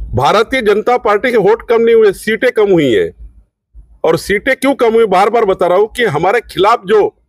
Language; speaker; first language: Hindi; non-native, local second language; Marathi